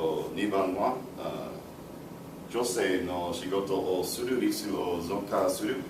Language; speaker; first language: Japanese; non-native, learner; English